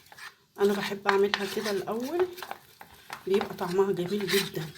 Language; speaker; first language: Arabic; native; Arabic